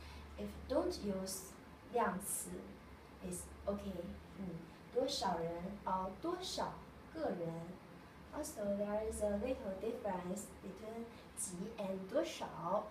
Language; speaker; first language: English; non-native, learner; Chinese